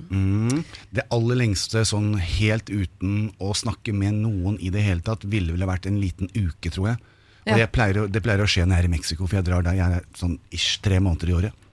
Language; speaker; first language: Norwegian; native; Norwegian